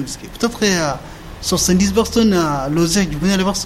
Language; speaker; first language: French; non-native, learner; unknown